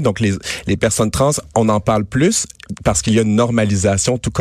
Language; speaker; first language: French; native; French